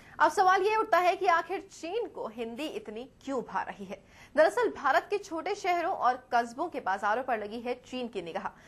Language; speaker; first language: Hindi; native; Hindi